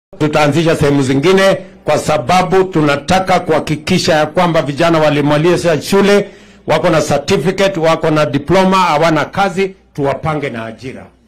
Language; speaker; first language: Swahili; non-native, local second language; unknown